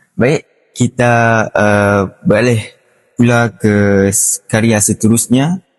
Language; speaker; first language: Malay; native; Malay